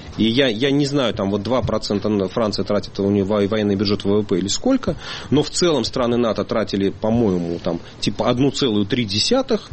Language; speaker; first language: Russian; native; Russian